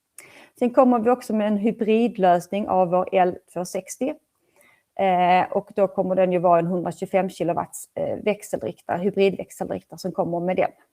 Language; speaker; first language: Swedish; native; Swedish